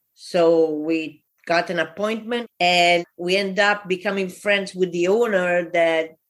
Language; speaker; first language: English; non-native, fluent; Italian